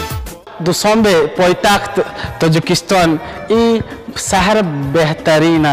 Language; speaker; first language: Persian; non-native, learner; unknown